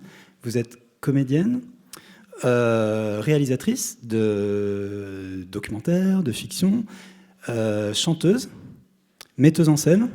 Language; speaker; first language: French; native; French